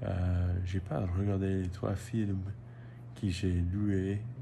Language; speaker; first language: French; non-native, learner; English